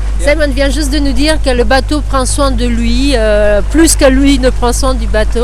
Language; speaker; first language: French; native; French